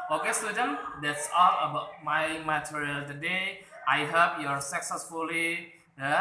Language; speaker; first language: English; non-native, learner; Indonesian